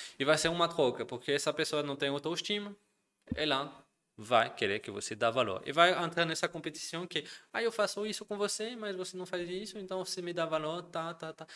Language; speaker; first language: Portuguese; non-native, fluent; French